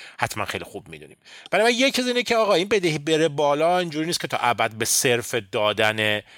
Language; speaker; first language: Persian; native; Persian